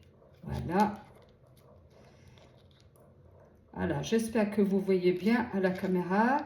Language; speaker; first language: French; native; French